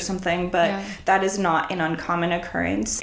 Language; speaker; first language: English; early bilingual, other home language; Spanish